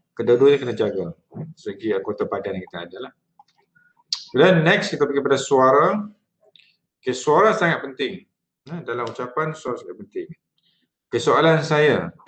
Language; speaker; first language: Malay; native; Malay